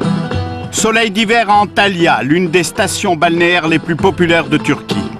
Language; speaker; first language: French; native; French